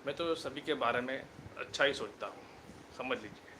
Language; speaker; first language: Hindi; non-native, local second language; Gujarati